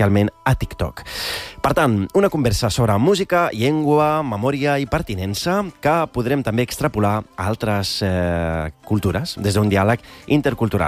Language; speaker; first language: Catalan; early bilingual, other home language; Arabic